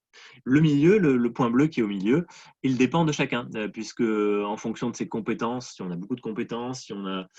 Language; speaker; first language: French; native; French